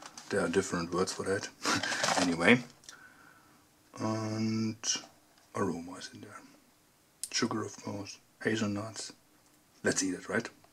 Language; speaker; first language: English; non-native, fluent; German